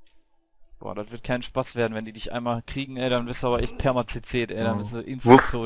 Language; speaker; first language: German; native; German